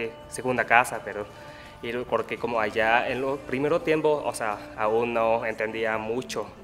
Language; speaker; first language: Spanish; non-native, learner; Vietnamese